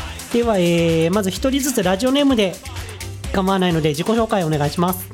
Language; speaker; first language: Japanese; native; Japanese